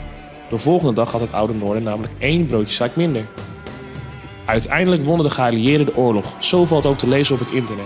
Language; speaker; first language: Dutch; native; Dutch